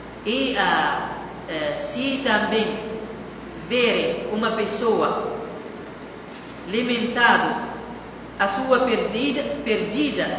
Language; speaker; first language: Portuguese; non-native, fluent; Arabic